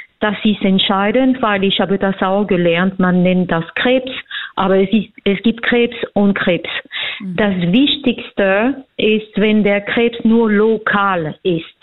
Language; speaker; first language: German; non-native, fluent; French